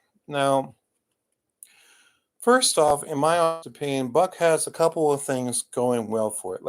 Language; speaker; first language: English; native; English